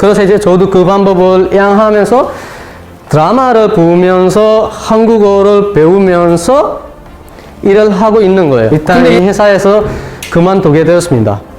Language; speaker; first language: Korean; non-native, fluent; Sinhala